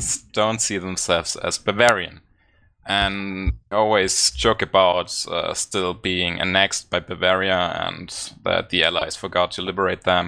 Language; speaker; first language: English; non-native, fluent; German